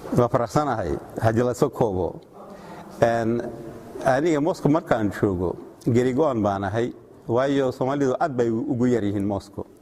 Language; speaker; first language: Somali; non-native, fluent; Russian